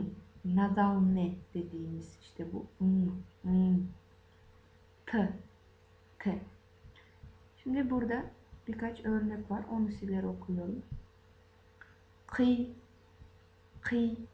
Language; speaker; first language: Turkish; non-native, fluent; Kazakh